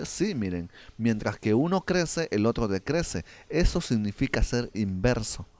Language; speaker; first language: Spanish; native; Spanish